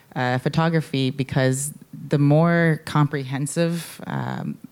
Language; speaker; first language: English; native; English